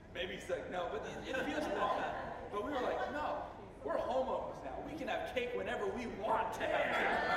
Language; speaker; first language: English; native; English